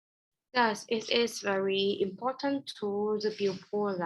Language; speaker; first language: English; non-native, learner; Vietnamese